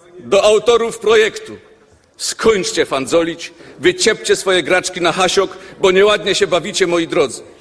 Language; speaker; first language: Polish; native; Polish